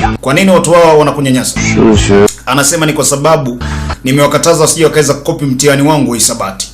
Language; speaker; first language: Swahili; native; Swahili